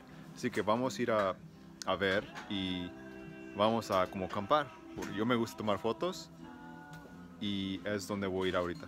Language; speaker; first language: Spanish; early bilingual, heritage; Spanish